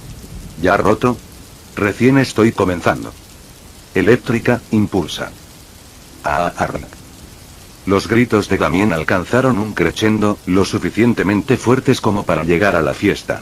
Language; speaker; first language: Spanish; native; Spanish